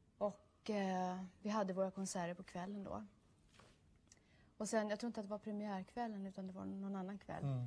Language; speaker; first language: Swedish; native; Swedish